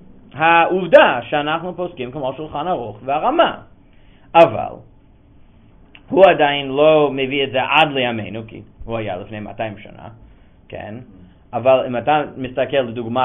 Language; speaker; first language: Hebrew; non-native, fluent; English